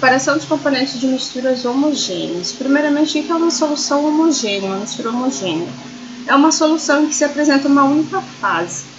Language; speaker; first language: Portuguese; native; Portuguese